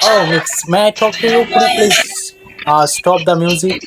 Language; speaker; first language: English; non-native, learner; Bangla